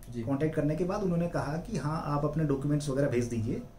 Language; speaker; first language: Hindi; native; Hindi